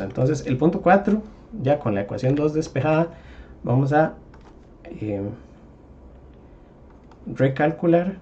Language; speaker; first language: Spanish; native; Spanish